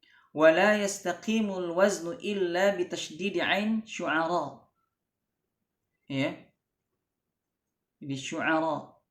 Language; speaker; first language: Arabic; non-native, fluent; Indonesian